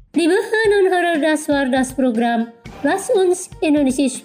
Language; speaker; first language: German; non-native, fluent; Indonesian